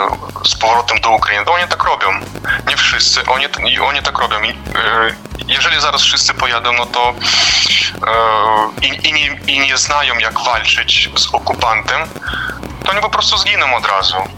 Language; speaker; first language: Polish; non-native, fluent; Ukrainian